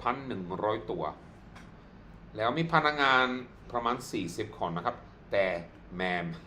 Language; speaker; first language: Thai; non-native, fluent; Swedish